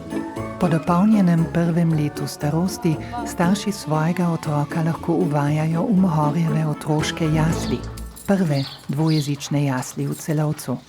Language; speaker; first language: Slovenian; native; Slovenian